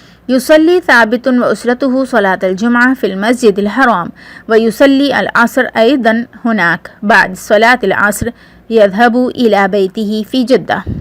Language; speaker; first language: Arabic; non-native, fluent; Urdu